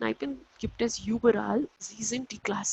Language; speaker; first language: German; non-native, fluent; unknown